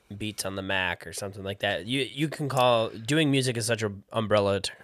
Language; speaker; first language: English; native; English